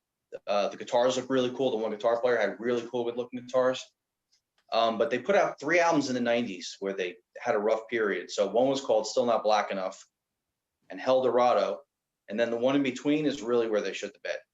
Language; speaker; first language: English; native; English